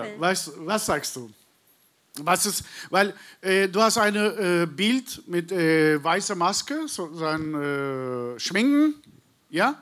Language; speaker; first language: German; non-native, learner; Turkish